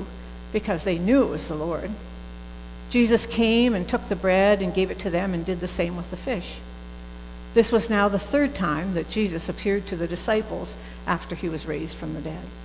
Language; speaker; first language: English; native; English